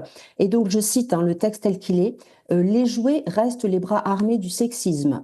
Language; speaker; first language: French; native; French